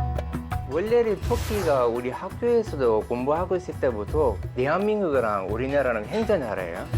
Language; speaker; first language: Korean; non-native, learner; Turkish